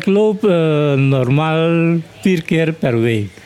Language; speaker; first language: Dutch; non-native, learner; Papiamento